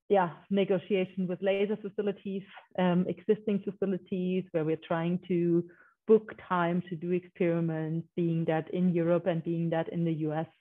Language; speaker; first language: English; non-native, fluent; German